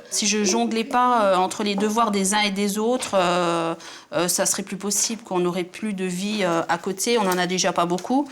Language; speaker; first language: French; native; French